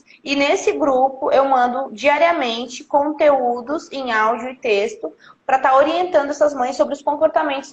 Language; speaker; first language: Portuguese; native; Portuguese